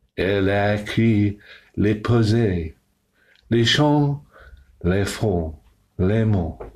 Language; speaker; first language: French; non-native, learner; English